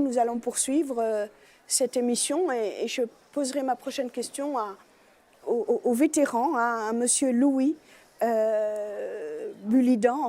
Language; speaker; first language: French; native; French